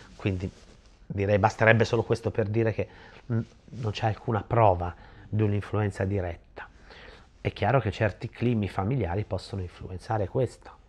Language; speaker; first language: Italian; native; Italian